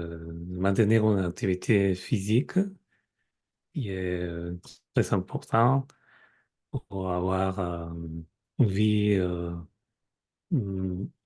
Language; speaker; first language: French; non-native, fluent; Spanish